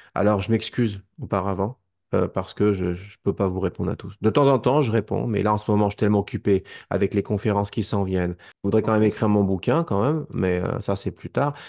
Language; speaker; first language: French; native; French